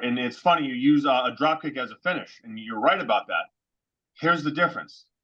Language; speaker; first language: English; native; English